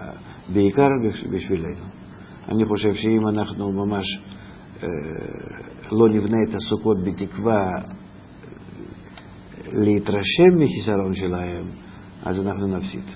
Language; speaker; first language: Hebrew; non-native, fluent; Russian